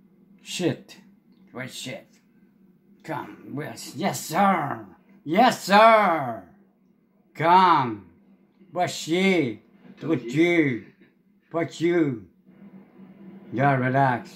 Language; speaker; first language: English; non-native, learner; French